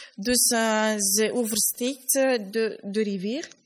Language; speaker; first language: Dutch; non-native, learner; Fula